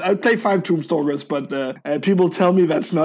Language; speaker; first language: English; non-native, fluent; Danish